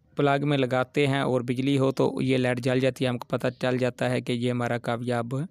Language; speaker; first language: Urdu; non-native, local second language; Punjabi